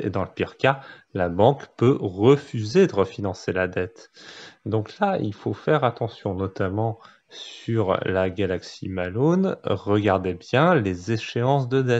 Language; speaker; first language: French; native; French